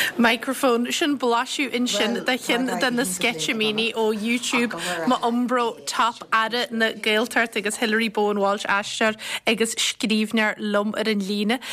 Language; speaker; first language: Irish; native; Irish